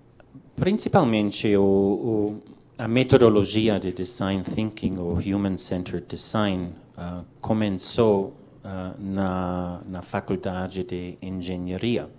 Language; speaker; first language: Portuguese; non-native, learner; English